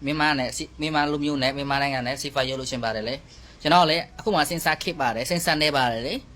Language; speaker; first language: Burmese; non-native, learner; Khmer